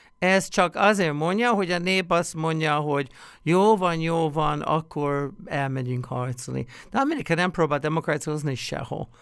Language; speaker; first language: Hungarian; non-native, fluent; English